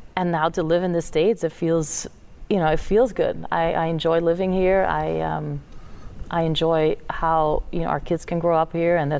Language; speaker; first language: English; non-native, fluent; Dutch